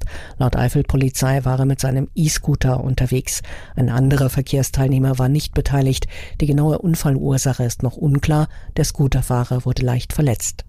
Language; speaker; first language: German; native; German